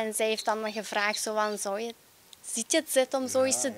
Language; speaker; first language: Dutch; early bilingual, other home language; Albanian